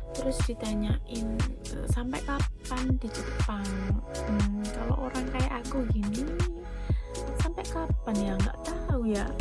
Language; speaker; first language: Indonesian; native; Indonesian